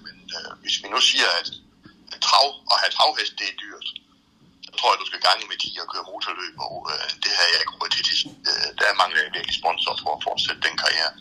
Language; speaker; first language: Danish; native; Danish